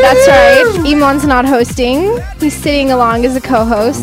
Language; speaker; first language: English; native; English